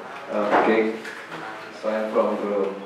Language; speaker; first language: English; non-native, learner; Indonesian